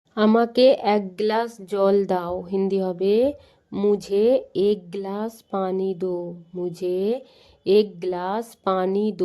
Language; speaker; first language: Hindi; non-native, local second language; Bangla